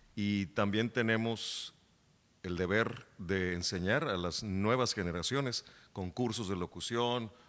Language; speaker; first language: Spanish; native; Spanish